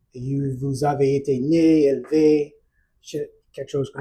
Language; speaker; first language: French; non-native, learner; English